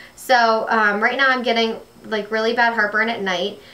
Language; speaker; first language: English; native; English